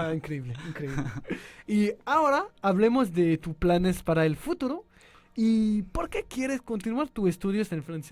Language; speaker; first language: Spanish; non-native, learner; French